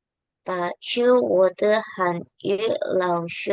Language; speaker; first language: Chinese; non-native, learner; Indonesian